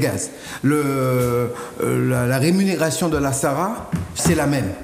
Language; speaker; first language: French; native; French